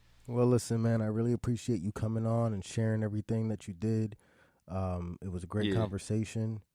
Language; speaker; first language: English; native; English